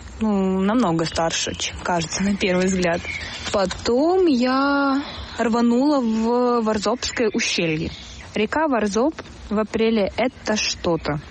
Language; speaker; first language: Russian; native; Russian